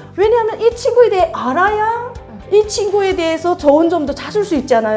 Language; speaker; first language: Korean; native; Korean